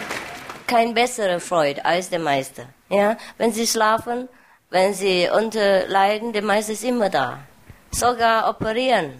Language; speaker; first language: German; non-native, learner; Vietnamese